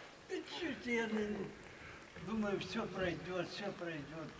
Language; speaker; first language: Russian; native; Russian